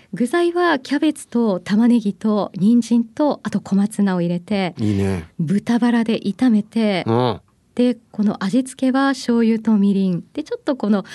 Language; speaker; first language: Japanese; native; Japanese